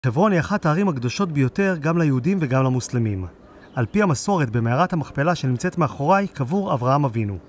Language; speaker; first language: Hebrew; native; Hebrew